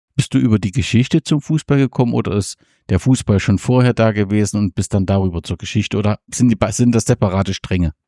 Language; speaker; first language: German; native; German